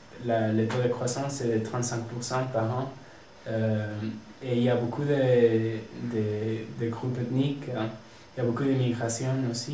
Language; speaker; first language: French; non-native, fluent; Spanish